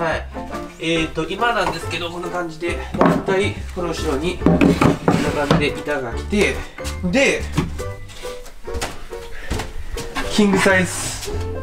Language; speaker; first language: Japanese; native; Japanese